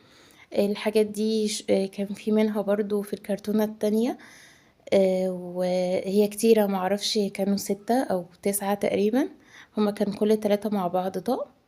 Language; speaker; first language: Arabic; native; Arabic